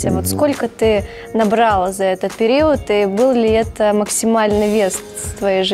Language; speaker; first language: Russian; native; Russian